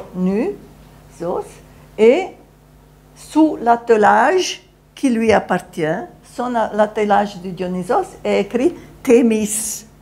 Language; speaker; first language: French; non-native, fluent; Italian